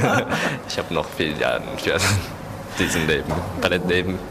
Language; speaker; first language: German; non-native, learner; Japanese